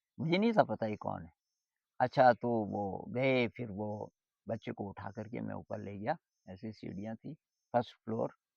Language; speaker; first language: Hindi; native; Hindi